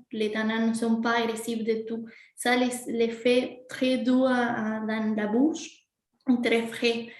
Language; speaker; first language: French; non-native, fluent; Spanish